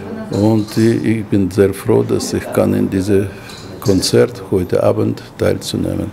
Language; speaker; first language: German; non-native, learner; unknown